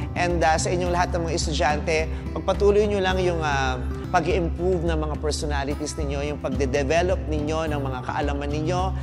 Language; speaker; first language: Filipino; native; Filipino